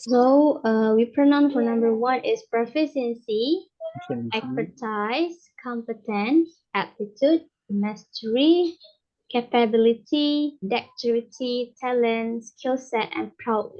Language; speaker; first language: English; non-native, learner; Indonesian